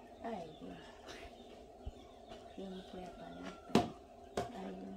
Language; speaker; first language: Spanish; non-native, local second language; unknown